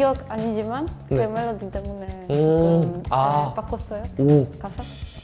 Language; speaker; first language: Korean; non-native, fluent; Polish